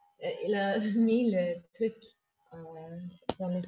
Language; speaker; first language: French; non-native, fluent; Norwegian